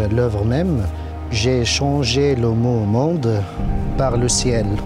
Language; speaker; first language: French; non-native, local second language; Arabic